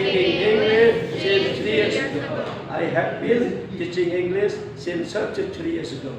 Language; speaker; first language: English; non-native, fluent; Indonesian